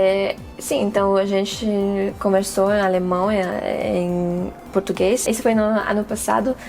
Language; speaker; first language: Portuguese; non-native, fluent; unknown